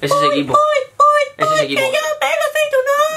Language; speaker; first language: Spanish; native; Spanish